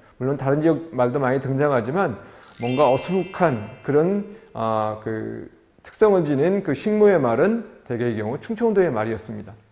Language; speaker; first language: Korean; native; Korean